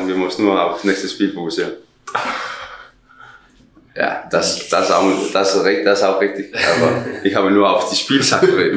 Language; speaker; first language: German; non-native, learner; Danish